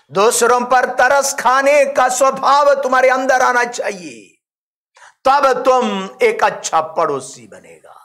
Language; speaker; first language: Hindi; non-native, local second language; Malayalam